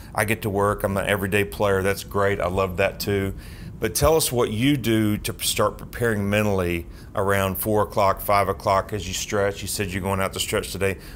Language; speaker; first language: English; native; English